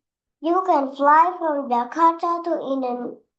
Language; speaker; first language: English; non-native, learner; Indonesian